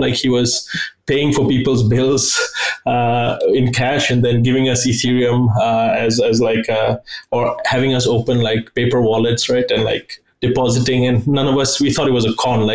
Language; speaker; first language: English; native; English